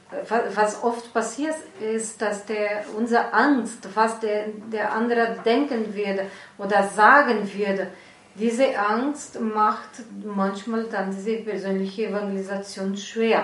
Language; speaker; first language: German; non-native, fluent; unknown